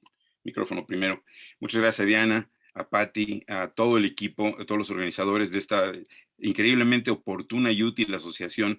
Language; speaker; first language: Spanish; native; Spanish